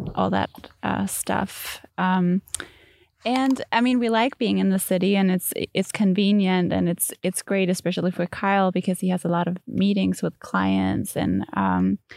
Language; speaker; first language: English; non-native, fluent; Danish